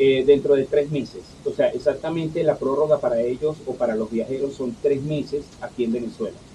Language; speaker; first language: Spanish; native; Spanish